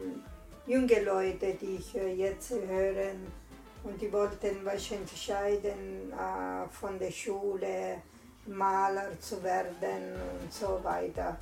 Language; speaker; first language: German; non-native, learner; Italian